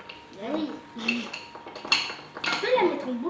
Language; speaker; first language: French; native; French